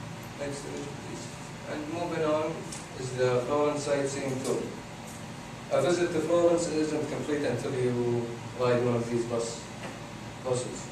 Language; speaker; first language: English; non-native, fluent; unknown